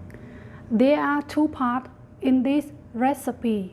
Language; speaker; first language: English; non-native, fluent; Khmer